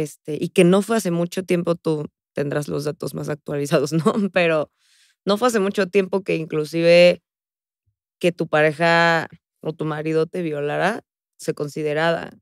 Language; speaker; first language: Spanish; native; Spanish